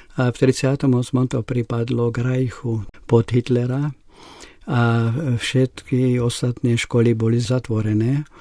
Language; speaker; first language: Slovak; non-native, local second language; Hungarian